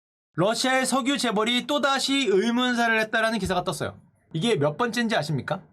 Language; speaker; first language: Korean; native; Korean